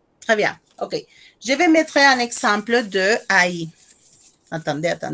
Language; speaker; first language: French; non-native, fluent; Spanish